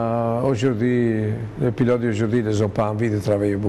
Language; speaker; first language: French; non-native, fluent; Italian